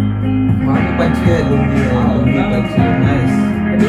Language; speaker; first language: Hindi; non-native, local second language; Kannada